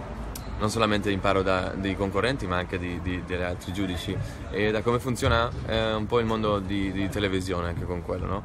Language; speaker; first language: Italian; non-native, fluent; Spanish